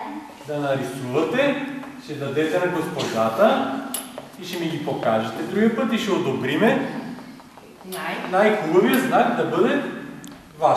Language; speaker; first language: Bulgarian; native; Bulgarian